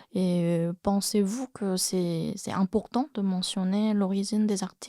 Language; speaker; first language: French; non-native, fluent; Korean